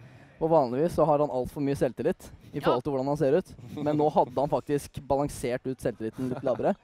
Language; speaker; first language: Norwegian; native; Norwegian